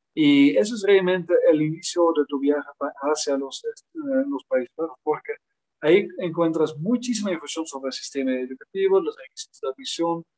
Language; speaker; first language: Spanish; non-native, fluent; Dutch